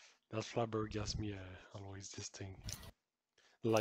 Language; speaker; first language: English; non-native, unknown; French